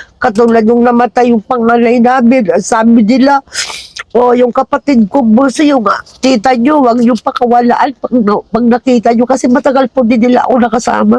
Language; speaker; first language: Filipino; non-native, local second language; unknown